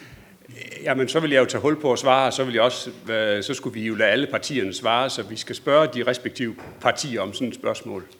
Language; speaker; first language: Danish; native; Danish